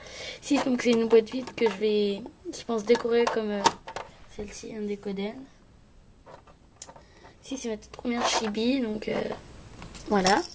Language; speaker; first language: French; native; French